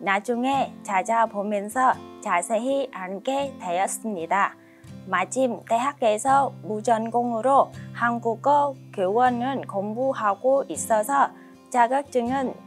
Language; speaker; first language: Korean; non-native, fluent; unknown